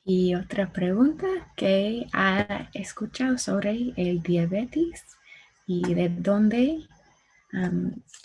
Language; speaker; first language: Spanish; non-native, learner; English